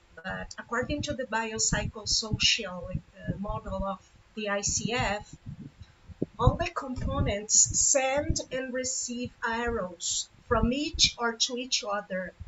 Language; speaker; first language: English; non-native, fluent; Portuguese